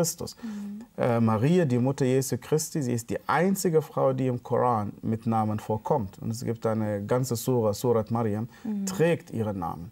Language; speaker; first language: German; non-native, fluent; Arabic